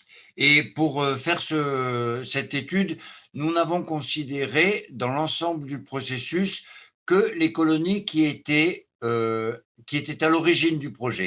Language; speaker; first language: French; native; French